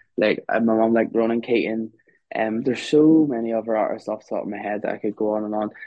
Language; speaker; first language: English; native; English